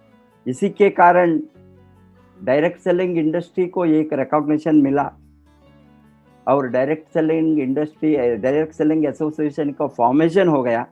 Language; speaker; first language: Hindi; non-native, local second language; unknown